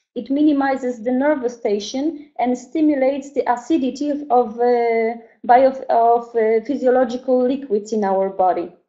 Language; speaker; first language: English; non-native, fluent; Polish